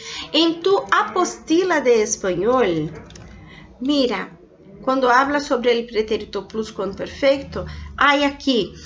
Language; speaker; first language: Spanish; non-native, fluent; Portuguese